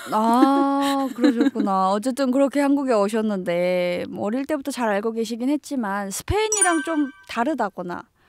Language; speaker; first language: Korean; native; Korean